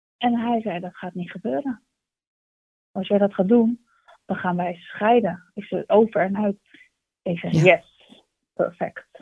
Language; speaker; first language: Dutch; early bilingual, other home language; Turkish